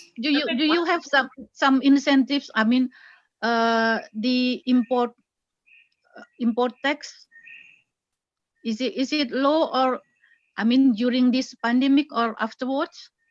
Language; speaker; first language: English; non-native, fluent; Indonesian